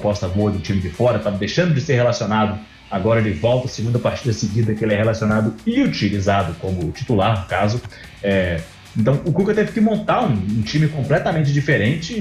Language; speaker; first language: Portuguese; native; Portuguese